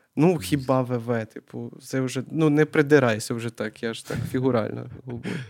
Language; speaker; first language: Ukrainian; non-native, local second language; Russian